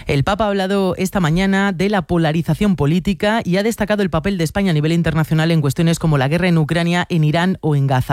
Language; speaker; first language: Spanish; native; Spanish